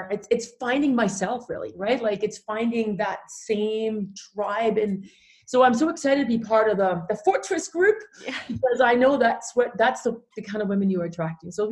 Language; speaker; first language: English; non-native, fluent; German